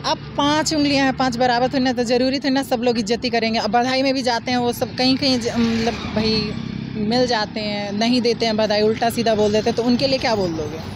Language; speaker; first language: Hindi; native; Hindi